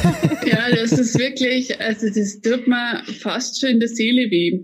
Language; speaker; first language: German; native; German